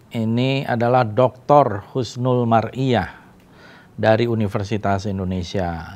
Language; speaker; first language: Indonesian; native; Indonesian